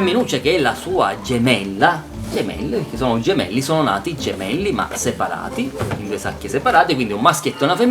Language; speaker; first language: Italian; native; Italian